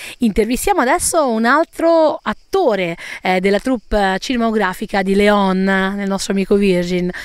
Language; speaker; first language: Italian; native; Italian